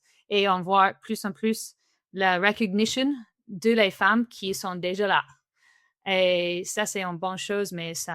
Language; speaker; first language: French; non-native, fluent; English